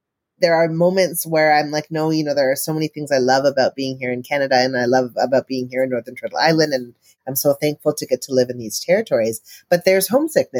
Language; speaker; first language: English; native; English